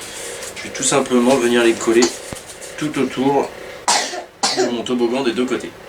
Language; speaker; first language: French; native; French